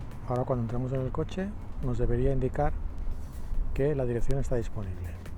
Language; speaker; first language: Spanish; native; Spanish